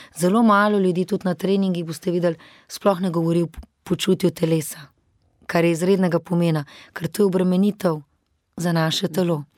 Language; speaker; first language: Slovenian; native; Slovenian